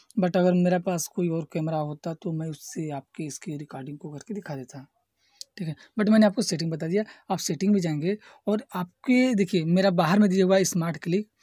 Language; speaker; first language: Hindi; native; Hindi